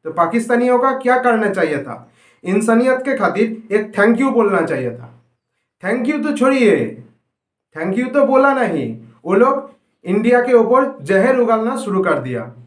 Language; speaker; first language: Hindi; non-native, local second language; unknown